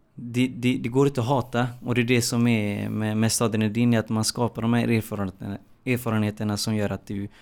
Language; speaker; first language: Swedish; native; Swedish